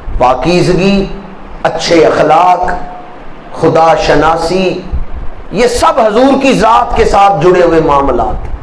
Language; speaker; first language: Urdu; non-native, local second language; Punjabi